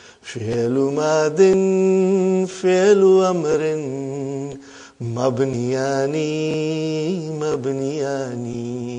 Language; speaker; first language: Arabic; non-native, fluent; Urdu